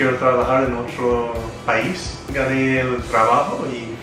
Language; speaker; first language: Spanish; non-native, fluent; English